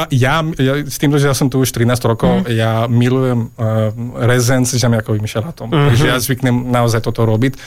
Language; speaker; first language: Slovak; non-native, fluent; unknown